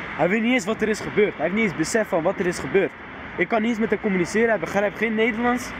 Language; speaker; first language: Dutch; early bilingual, other home language; Riffian